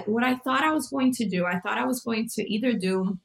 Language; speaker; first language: English; non-native, fluent; Portuguese